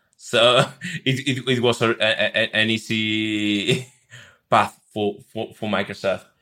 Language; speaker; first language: English; non-native, fluent; Spanish